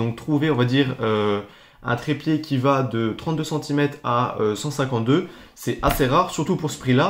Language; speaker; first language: French; native; French